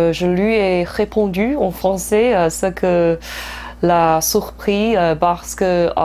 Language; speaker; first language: French; non-native, fluent; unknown